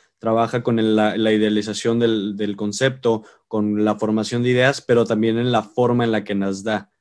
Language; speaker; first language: Spanish; native; Spanish